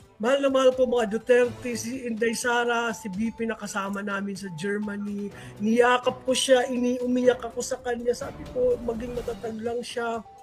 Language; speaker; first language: Filipino; non-native, local second language; Waray